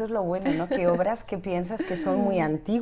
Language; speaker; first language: Spanish; native; Spanish